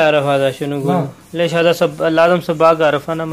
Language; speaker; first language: Arabic; non-native, learner; Urdu